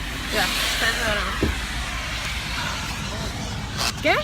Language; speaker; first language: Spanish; early bilingual, heritage; Spanish